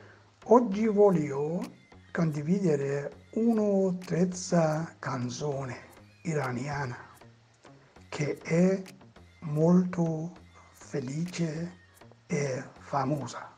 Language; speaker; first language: Italian; non-native, learner; Persian